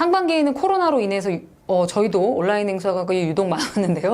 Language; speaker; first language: Korean; native; Korean